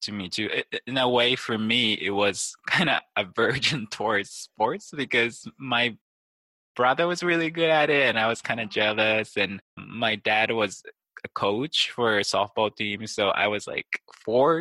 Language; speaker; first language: English; non-native, fluent; Japanese